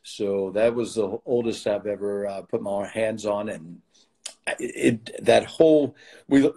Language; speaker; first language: English; native; English